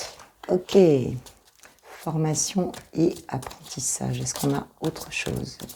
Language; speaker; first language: French; native; French